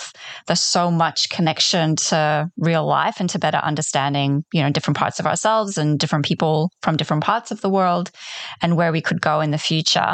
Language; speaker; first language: English; non-native, fluent; Polish